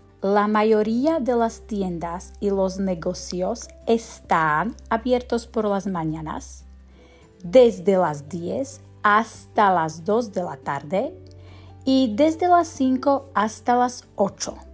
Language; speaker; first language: Spanish; non-native, fluent; Slovak